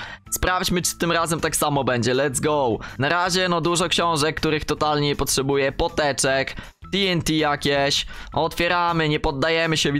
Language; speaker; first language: Polish; native; Polish